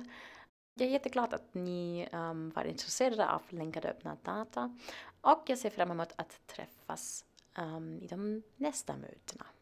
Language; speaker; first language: Swedish; non-native, fluent; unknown